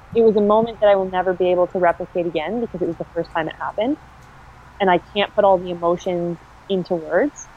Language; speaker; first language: English; native; English